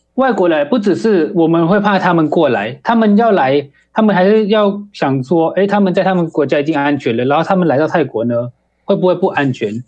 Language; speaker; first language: Chinese; early bilingual, heritage; Chinese